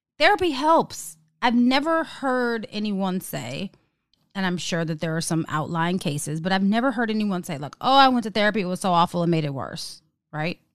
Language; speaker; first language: English; native; English